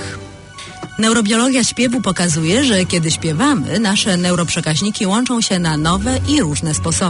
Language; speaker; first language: Polish; native; Polish